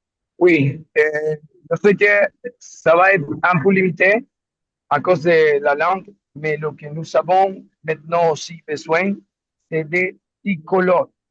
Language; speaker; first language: French; non-native, learner; Spanish